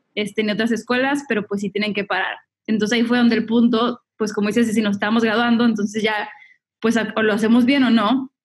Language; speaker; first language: Spanish; native; Spanish